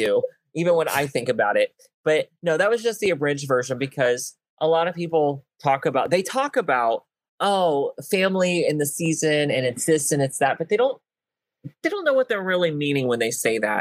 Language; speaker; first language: English; native; English